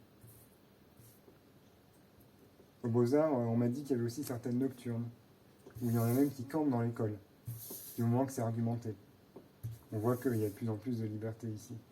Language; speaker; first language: French; native; French